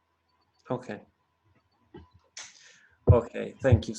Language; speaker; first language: English; non-native, fluent; Italian